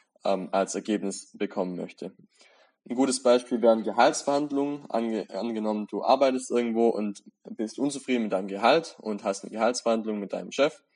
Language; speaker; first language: German; native; German